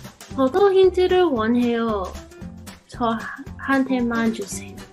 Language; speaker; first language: Korean; non-native, learner; English